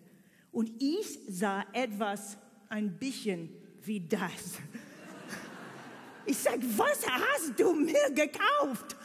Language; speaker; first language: German; non-native, learner; English